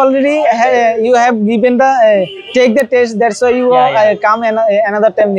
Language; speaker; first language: English; non-native, learner; Bangla